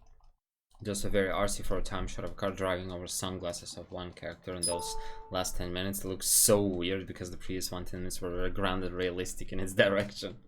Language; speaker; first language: English; non-native, fluent; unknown